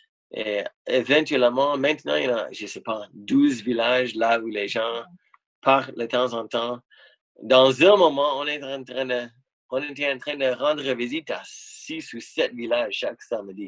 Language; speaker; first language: French; non-native, fluent; English